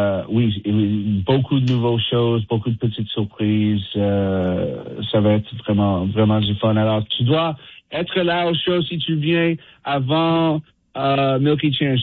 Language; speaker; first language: French; non-native, fluent; English